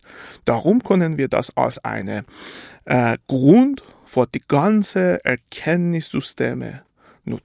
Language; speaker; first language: German; non-native, fluent; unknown